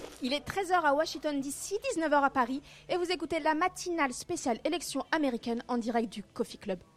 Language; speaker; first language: French; native; French